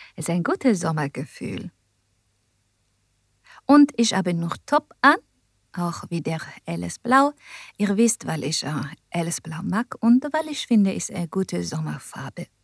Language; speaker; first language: German; non-native, learner; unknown